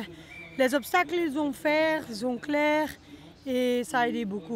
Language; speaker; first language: French; non-native, local second language; Dutch